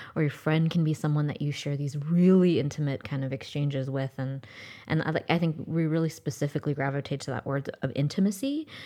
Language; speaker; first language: English; native; English